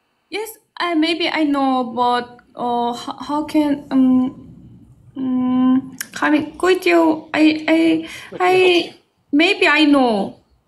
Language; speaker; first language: English; non-native, learner; Korean